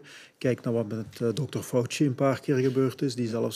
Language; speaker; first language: Dutch; native; Dutch